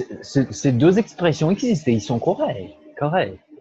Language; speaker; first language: French; non-native, fluent; Portuguese